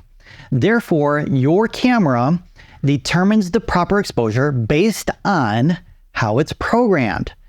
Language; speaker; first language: English; native; English